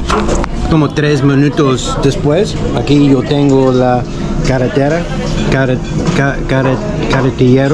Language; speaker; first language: Spanish; non-native, learner; English